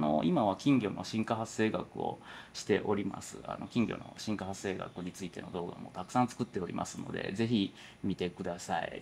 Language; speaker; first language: Japanese; native; Japanese